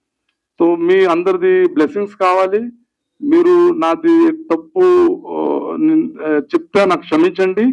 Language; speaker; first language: Telugu; early bilingual, heritage; Telugu